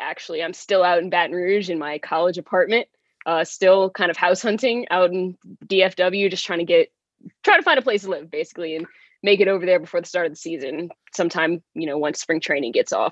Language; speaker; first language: English; native; English